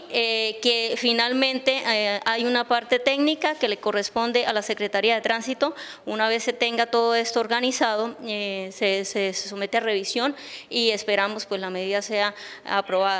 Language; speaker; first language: Spanish; native; Spanish